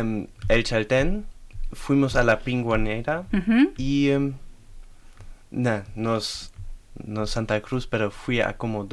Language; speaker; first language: Spanish; non-native, learner; German